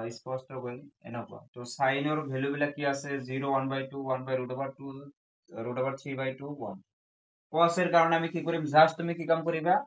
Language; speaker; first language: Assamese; non-native, local second language; Bangla